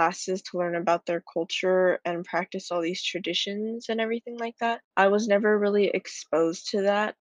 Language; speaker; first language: English; native; English